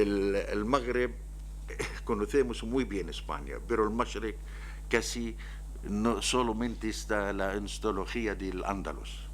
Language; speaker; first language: Spanish; non-native, learner; Arabic